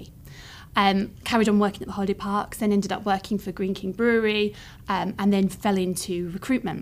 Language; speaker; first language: English; native; English